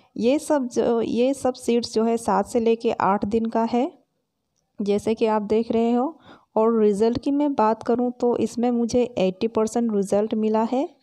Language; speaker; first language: Hindi; native; Hindi